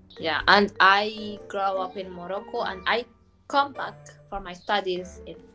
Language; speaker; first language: English; non-native, learner; Arabic